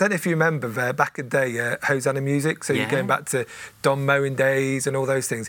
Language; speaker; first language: English; native; English